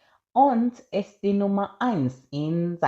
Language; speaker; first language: German; non-native, fluent; Persian